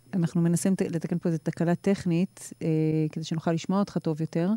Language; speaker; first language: Hebrew; native; Hebrew